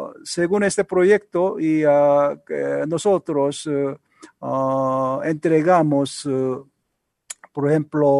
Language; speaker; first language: Spanish; non-native, learner; Korean